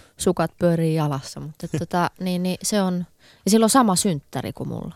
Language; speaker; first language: Finnish; native; Finnish